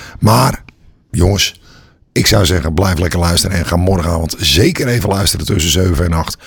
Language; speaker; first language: Dutch; native; Dutch